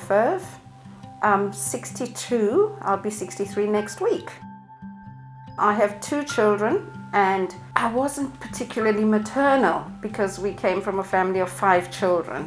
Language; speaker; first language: English; non-native, local second language; Shona